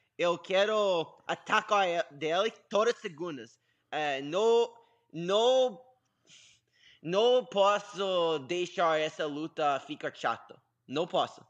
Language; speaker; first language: Portuguese; non-native, learner; English